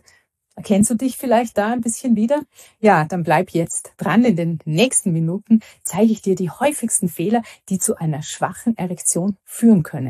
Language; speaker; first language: German; native; German